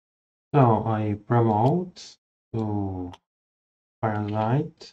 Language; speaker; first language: English; non-native, fluent; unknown